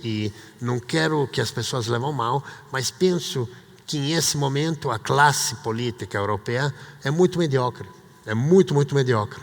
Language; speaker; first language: Portuguese; non-native, fluent; Italian